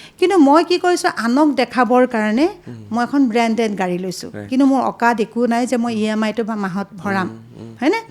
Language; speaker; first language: Assamese; native; Assamese